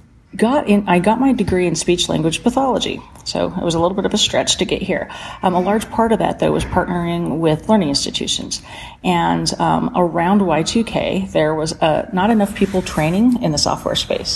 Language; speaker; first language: English; native; English